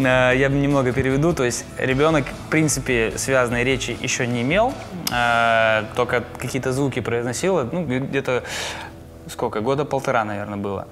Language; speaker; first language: Russian; native; Russian